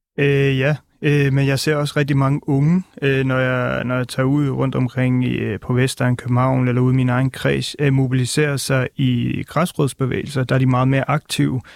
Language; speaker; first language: Danish; early bilingual, other home language; Punjabi